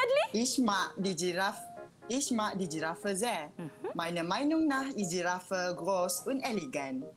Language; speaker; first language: German; non-native, learner; Malay